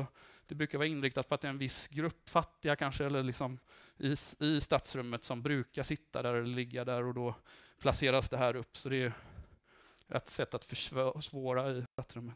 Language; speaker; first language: Swedish; native; Swedish